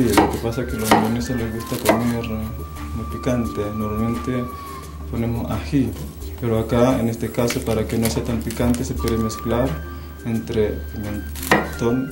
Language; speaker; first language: Spanish; non-native, fluent; Indonesian